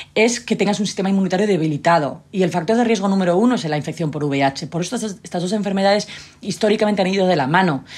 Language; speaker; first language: Spanish; native; Spanish